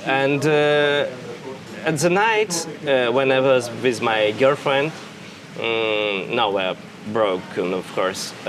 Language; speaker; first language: English; non-native, fluent; Russian